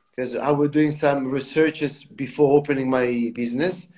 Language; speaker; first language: English; non-native, fluent; Italian